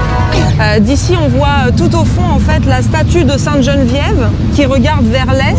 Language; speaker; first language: French; native; French